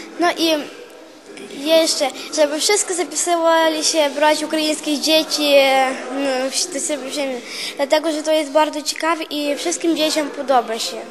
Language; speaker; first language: Polish; non-native, learner; Ukrainian